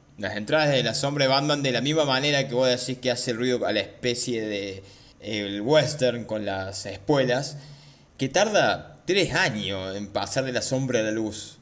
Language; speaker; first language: Spanish; native; Spanish